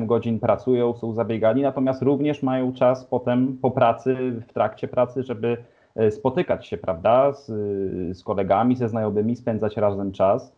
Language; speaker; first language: Polish; native; Polish